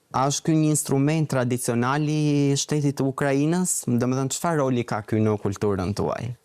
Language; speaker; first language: Albanian; native; Albanian